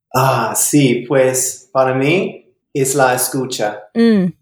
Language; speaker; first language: Spanish; non-native, learner; English